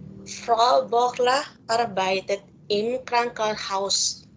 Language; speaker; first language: German; non-native, learner; Indonesian